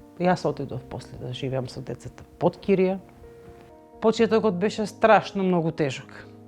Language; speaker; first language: Macedonian; native; Macedonian